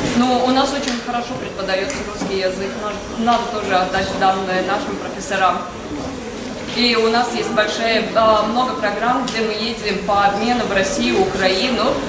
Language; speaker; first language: Russian; non-native, fluent; Latvian